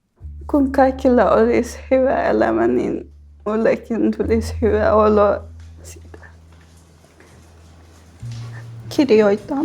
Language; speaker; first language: Finnish; non-native, fluent; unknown